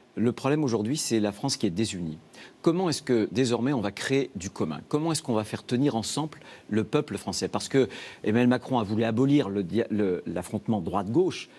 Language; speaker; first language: French; native; French